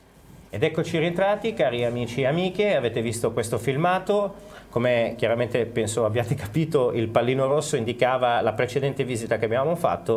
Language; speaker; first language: Italian; native; Italian